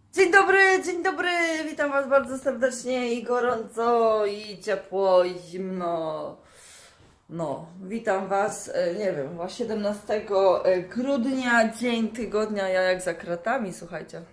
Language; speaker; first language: Polish; native; Polish